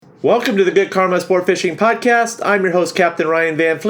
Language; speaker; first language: English; native; English